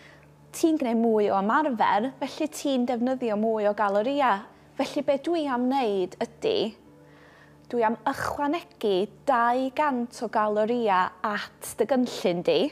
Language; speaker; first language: Welsh; native; Welsh